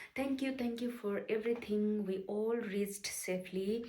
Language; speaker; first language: English; non-native, local second language; Nepali